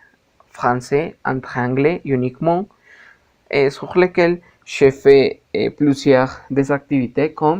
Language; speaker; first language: French; non-native, learner; Spanish